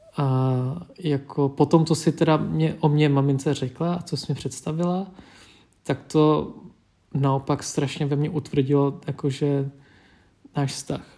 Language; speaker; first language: Czech; early bilingual, other home language; Vietnamese